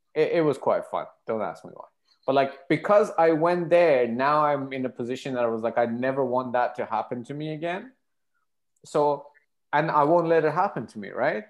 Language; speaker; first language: English; non-native, fluent; Persian